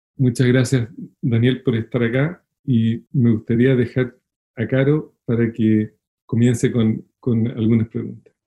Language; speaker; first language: Spanish; native; Spanish